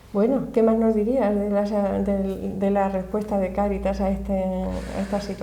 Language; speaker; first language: Spanish; native; Spanish